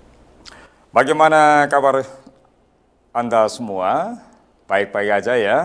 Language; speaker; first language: Indonesian; non-native, fluent; Korean